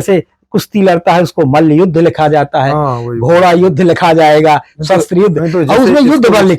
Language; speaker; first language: Hindi; native; Hindi